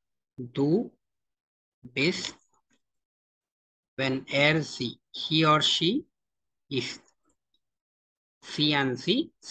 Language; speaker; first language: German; non-native, fluent; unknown